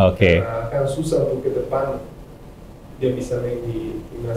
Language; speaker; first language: Indonesian; non-native, fluent; Italian